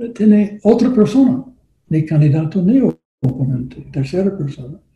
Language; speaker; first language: Spanish; non-native, learner; English